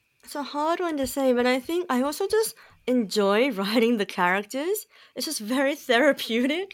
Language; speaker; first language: English; native; English